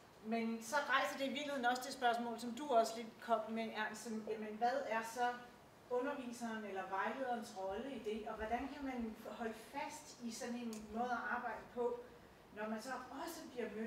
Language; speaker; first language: Danish; native; Danish